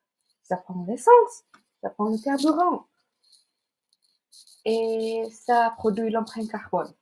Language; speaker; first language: French; non-native, fluent; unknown